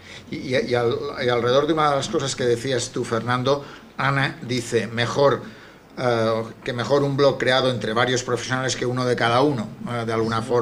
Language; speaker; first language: Spanish; native; Spanish